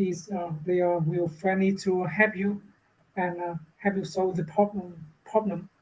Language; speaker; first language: English; non-native, learner; Vietnamese